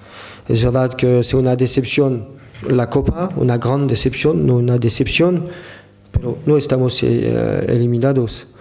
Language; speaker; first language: Spanish; non-native, fluent; French